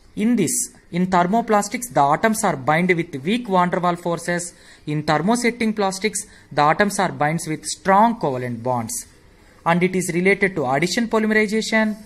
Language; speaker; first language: English; non-native, local second language; Telugu